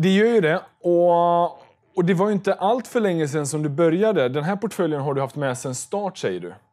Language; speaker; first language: Swedish; native; Swedish